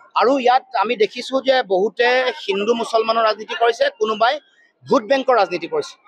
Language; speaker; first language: Assamese; native; Assamese